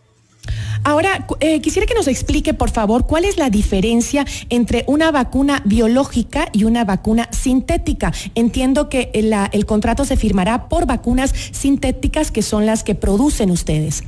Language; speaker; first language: Spanish; native; Spanish